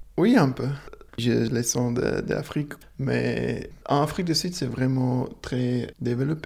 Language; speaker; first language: French; non-native, learner; Afrikaans